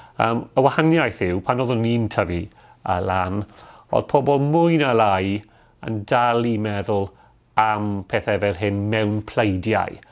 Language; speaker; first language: Welsh; non-native, local second language; English